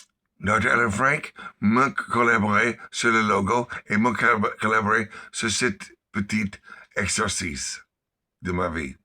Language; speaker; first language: French; non-native, learner; English